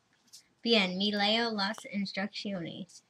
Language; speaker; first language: Spanish; non-native, learner; English